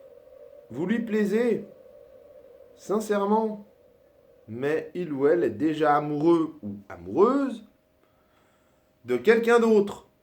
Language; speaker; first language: French; native; French